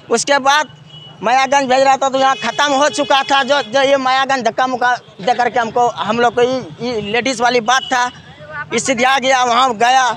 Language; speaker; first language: Hindi; native; Hindi